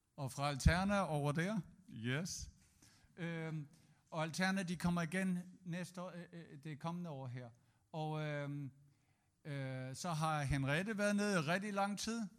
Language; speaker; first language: Danish; native; Danish